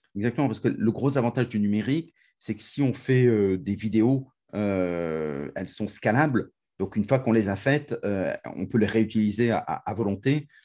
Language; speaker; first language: French; native; French